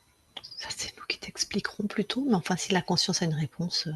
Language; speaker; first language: French; native; French